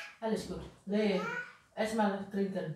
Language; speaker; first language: German; non-native, learner; Indonesian